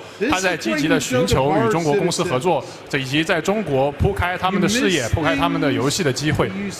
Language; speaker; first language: Chinese; native; Chinese